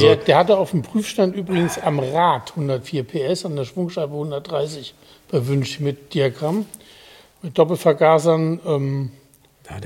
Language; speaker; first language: German; native; German